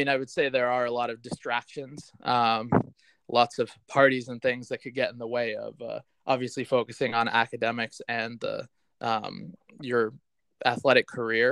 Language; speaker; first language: English; native; English